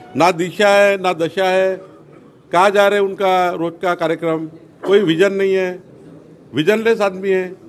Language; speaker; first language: Hindi; non-native, local second language; Marathi